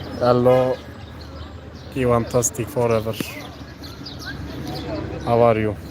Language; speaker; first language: English; non-native, learner; Turkish